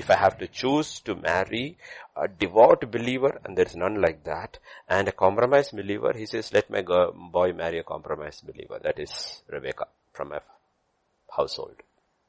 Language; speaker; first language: English; non-native, local second language; Malayalam